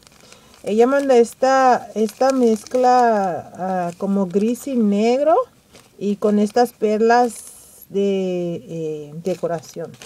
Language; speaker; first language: Spanish; early bilingual, heritage; Spanish